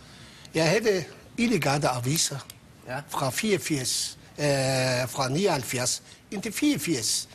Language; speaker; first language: Danish; non-native, local second language; Persian